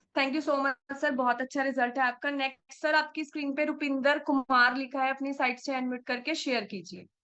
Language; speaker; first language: Hindi; non-native, local second language; Punjabi